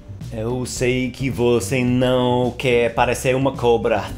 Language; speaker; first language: Portuguese; non-native, fluent; English